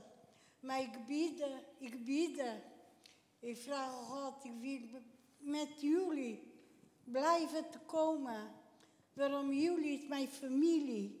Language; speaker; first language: Dutch; non-native, local second language; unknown